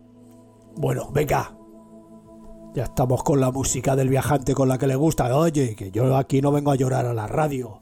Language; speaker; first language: Spanish; native; Spanish